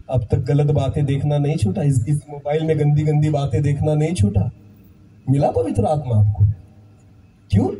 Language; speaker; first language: Hindi; non-native, local second language; Marathi